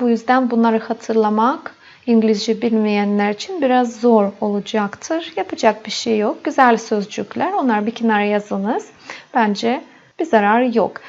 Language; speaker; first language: Turkish; non-native, fluent; Russian